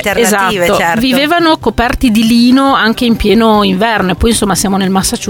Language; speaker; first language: Italian; native; Italian